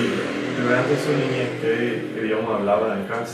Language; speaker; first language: Spanish; non-native, learner; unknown